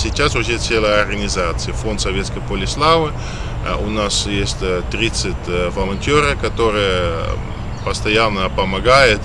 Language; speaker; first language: Russian; non-native, fluent; Dutch